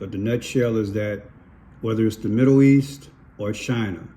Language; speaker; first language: English; native; English